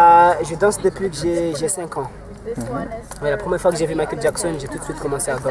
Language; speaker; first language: French; non-native, local second language; Ngazidja Comorian